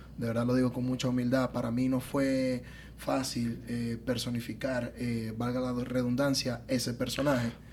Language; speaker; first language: Spanish; native; Spanish